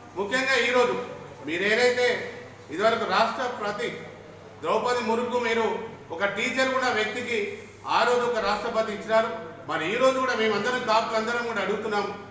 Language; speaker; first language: Telugu; native; Telugu